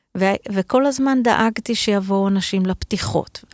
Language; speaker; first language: Hebrew; native; Hebrew